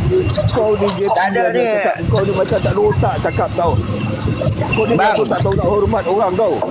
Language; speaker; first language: Malay; native; Malay